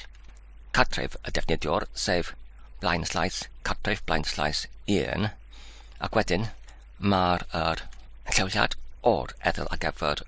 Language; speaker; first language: Welsh; non-native, learner; English